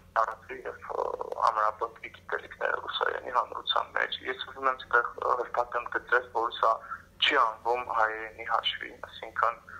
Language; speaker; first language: Armenian; native; Armenian